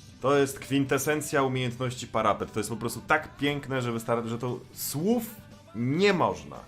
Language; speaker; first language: Polish; native; Polish